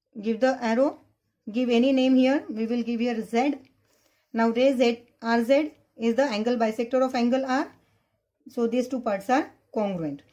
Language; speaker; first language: English; non-native, local second language; Marathi